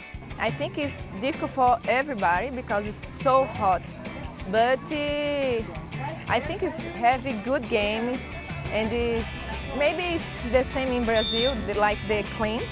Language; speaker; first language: English; non-native, learner; Portuguese